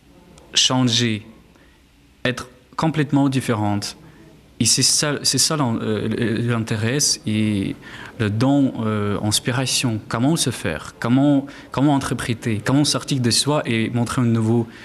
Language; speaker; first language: French; non-native, learner; Russian